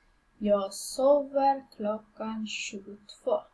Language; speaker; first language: Swedish; non-native, fluent; Persian